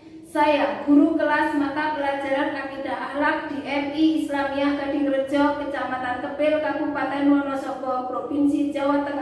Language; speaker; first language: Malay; non-native, local second language; Javanese